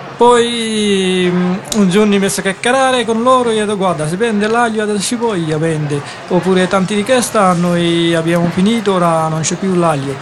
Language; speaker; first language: Italian; non-native, learner; Bangla